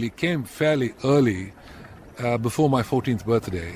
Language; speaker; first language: English; non-native, local second language; Tamil